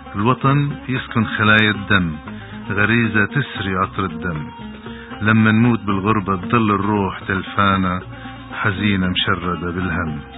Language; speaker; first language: Arabic; native; Arabic